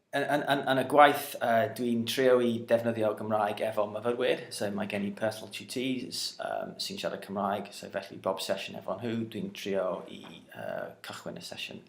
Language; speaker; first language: Welsh; non-native, learner; English